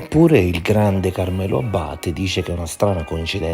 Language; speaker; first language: Italian; native; Italian